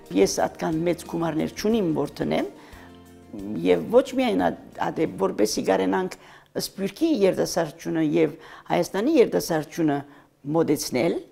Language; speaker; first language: Armenian; early bilingual, heritage; Armenian